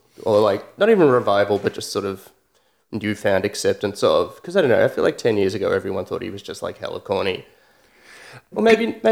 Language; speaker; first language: English; native; English